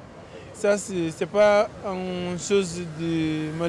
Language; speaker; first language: French; non-native, learner; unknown